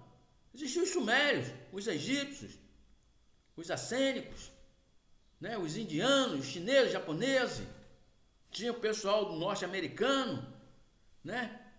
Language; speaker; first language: Portuguese; native; Portuguese